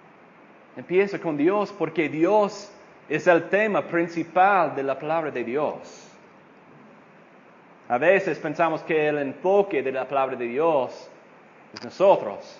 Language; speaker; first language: Spanish; non-native, fluent; English